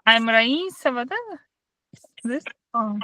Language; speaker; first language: English; non-native, learner; Russian